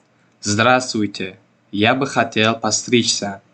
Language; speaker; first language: Russian; non-native, local second language; Tajik